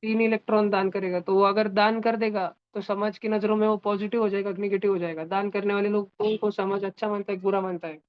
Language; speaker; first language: Hindi; non-native, local second language; Marathi